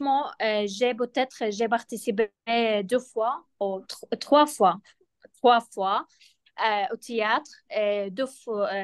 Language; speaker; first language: French; non-native, learner; Arabic